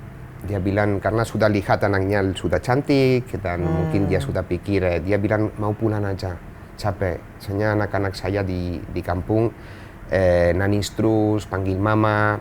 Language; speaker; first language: Indonesian; non-native, fluent; Spanish